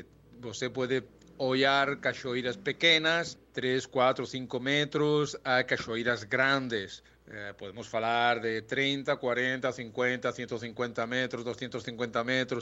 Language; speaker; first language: Portuguese; non-native, learner; Spanish